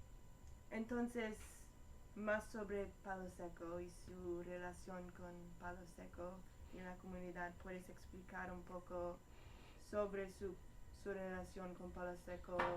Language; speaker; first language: Spanish; non-native, learner; English